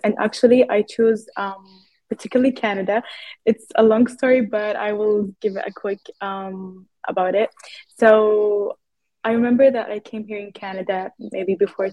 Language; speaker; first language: English; non-native, fluent; Arabic